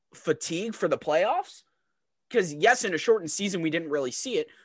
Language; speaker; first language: English; native; English